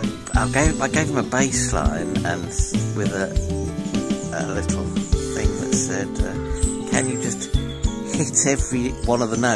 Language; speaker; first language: English; native; English